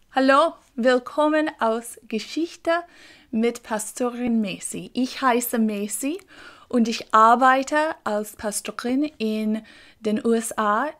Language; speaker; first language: German; non-native, learner; English